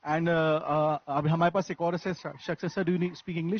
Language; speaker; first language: Hindi; native; Hindi